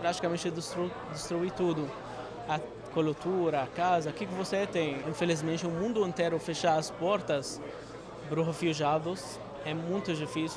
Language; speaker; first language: Portuguese; non-native, learner; Arabic